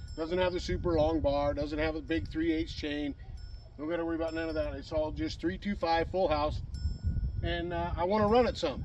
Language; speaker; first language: English; native; English